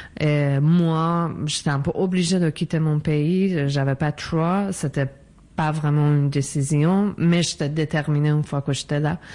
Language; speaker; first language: French; non-native, fluent; Persian